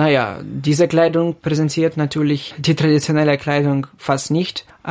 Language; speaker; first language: German; non-native, fluent; Ukrainian